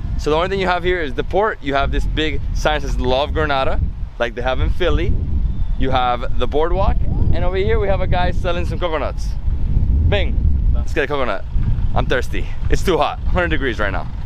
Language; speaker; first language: English; native; English